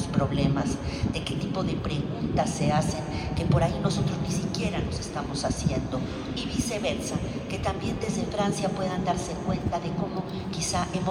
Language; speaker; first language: Spanish; native; Spanish